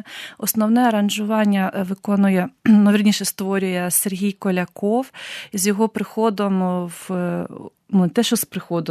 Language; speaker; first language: Ukrainian; native; Ukrainian